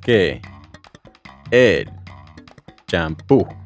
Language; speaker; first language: Spanish; non-native, learner; English